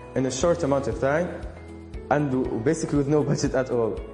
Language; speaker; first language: English; non-native, fluent; Arabic